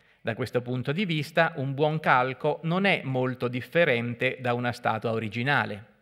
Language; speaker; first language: Italian; native; Italian